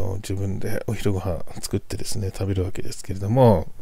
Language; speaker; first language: Japanese; native; Japanese